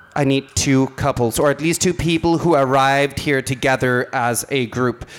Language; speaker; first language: English; non-native, fluent; Danish